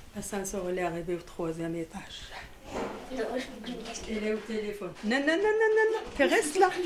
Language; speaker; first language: French; non-native, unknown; Arabic